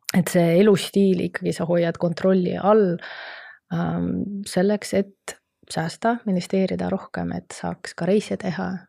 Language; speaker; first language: Estonian; non-native, local second language; Russian